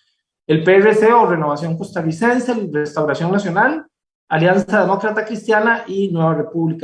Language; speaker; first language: Spanish; native; Spanish